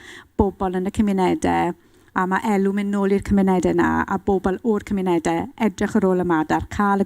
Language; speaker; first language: Welsh; non-native, local second language; English